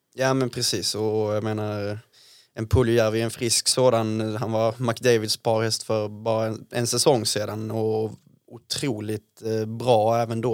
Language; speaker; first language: Swedish; native; Swedish